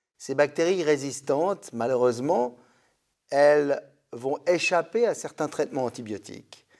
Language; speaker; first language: French; native; French